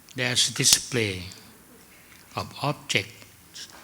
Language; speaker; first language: English; non-native, fluent; Thai